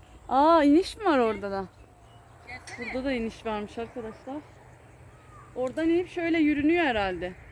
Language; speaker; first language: Turkish; native; Turkish